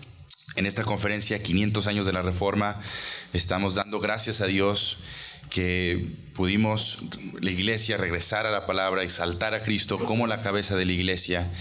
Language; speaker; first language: Spanish; native; Spanish